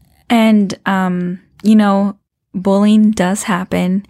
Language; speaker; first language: English; early bilingual, other home language; Spanish